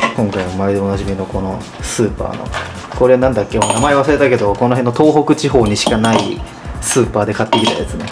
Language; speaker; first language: Japanese; native; Japanese